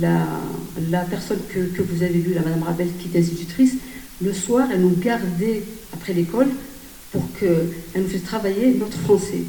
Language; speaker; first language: French; native; French